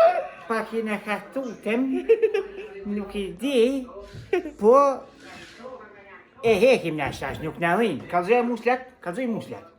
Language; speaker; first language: Albanian; native; Albanian